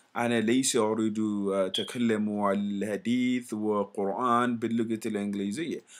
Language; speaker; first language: Arabic; non-native, learner; English